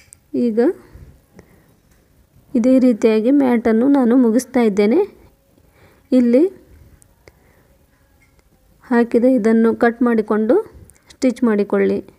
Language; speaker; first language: Kannada; native; Kannada